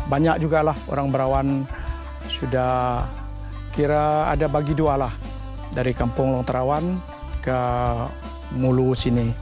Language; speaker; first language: Malay; non-native, local second language; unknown